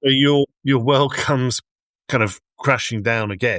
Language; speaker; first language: English; native; English